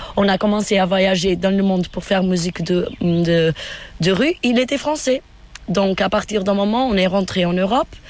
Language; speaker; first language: French; non-native, fluent; Portuguese